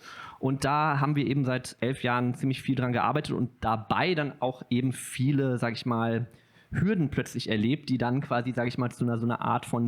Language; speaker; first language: German; native; German